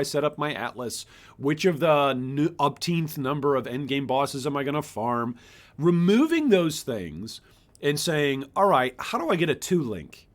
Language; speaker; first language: English; native; English